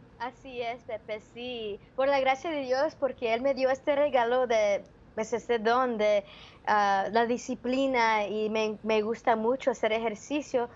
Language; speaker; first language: Spanish; early bilingual, heritage; Spanish